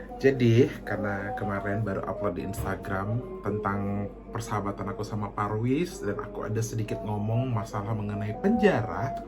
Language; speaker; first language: Indonesian; native; Indonesian